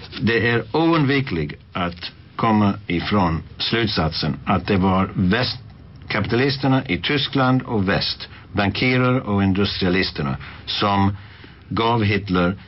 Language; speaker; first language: Swedish; non-native, fluent; English